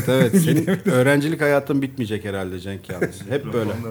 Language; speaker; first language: Turkish; native; Turkish